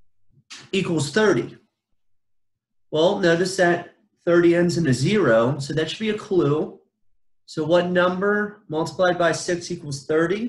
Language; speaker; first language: English; native; English